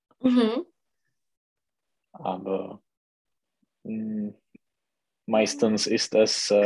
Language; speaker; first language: German; non-native, learner; Czech